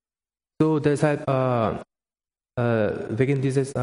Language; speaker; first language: German; non-native, learner; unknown